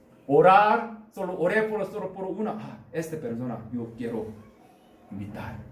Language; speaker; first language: Spanish; non-native, learner; Korean